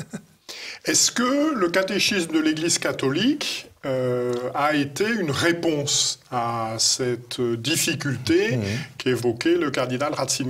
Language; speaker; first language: French; native; French